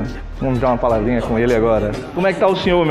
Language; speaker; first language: Portuguese; native; Portuguese